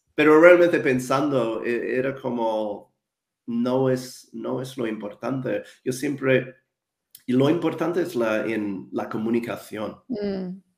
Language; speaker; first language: Spanish; non-native, fluent; English